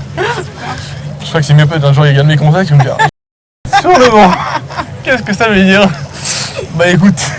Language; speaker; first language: French; native; French